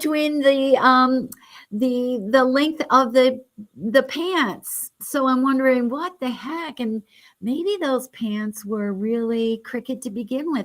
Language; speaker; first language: English; native; English